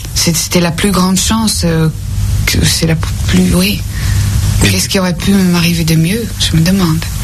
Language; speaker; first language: French; non-native, fluent; Dutch